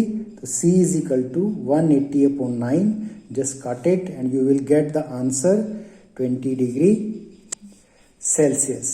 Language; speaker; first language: English; non-native, local second language; Hindi